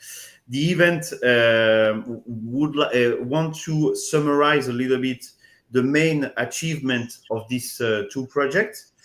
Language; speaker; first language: English; non-native, fluent; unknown